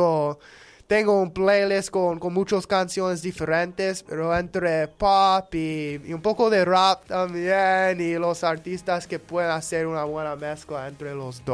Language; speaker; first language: Spanish; non-native, learner; English